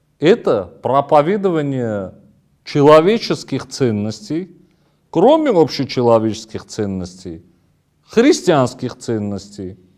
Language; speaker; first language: Russian; non-native, local second language; Armenian